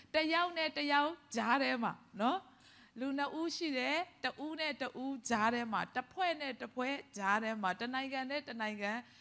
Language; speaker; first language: Burmese; non-native, local second language; Tedim Chin